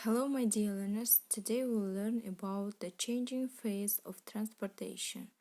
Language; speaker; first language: English; non-native, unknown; Kazakh